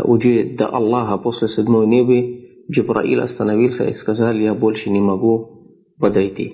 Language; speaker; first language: Russian; non-native, fluent; Arabic